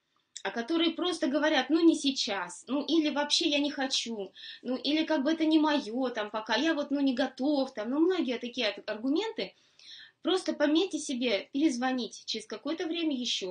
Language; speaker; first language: Russian; native; Russian